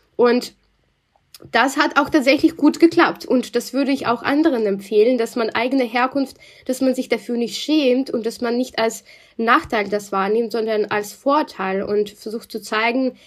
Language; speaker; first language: German; non-native, fluent; Russian